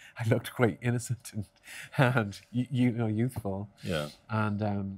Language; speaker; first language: English; native; English